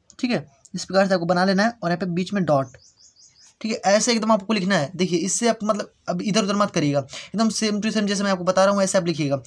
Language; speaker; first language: Hindi; native; Hindi